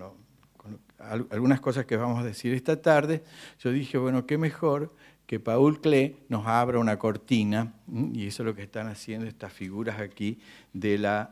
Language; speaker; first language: Spanish; native; Spanish